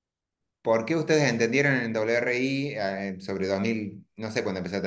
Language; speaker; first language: Spanish; native; Spanish